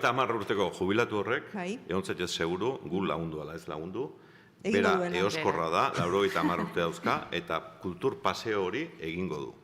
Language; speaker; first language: Basque; native; Basque